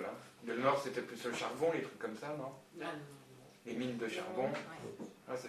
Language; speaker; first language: French; native; French